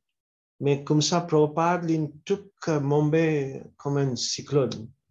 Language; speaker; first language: French; non-native, local second language; Morisyen